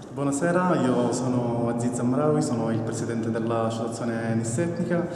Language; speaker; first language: Italian; non-native, fluent; Arabic